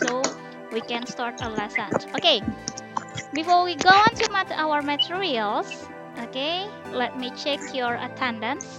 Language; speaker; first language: English; non-native, fluent; Indonesian